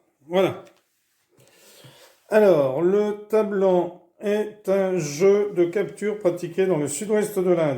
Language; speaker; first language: French; native; French